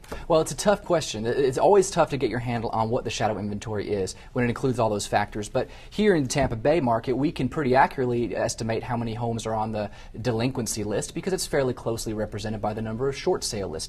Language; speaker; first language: English; native; English